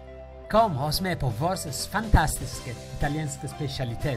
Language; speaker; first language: Swedish; non-native, local second language; Italian